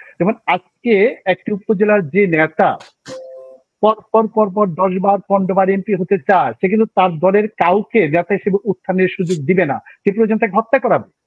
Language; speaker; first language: Bangla; native; Bangla